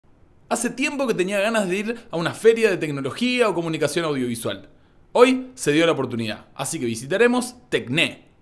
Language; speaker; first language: Spanish; native; Spanish